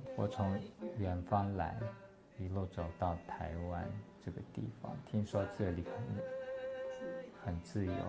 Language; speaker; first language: Chinese; non-native, local second language; Tibetan